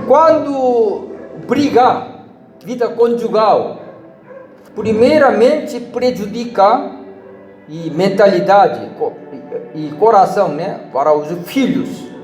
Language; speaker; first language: Portuguese; non-native, learner; Korean